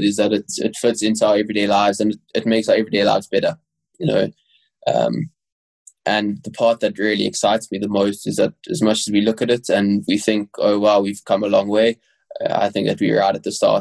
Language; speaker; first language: English; native; English